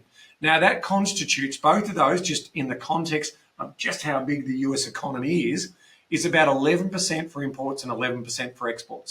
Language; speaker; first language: English; native; English